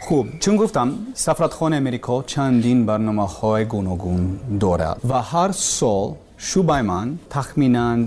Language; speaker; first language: Persian; non-native, learner; English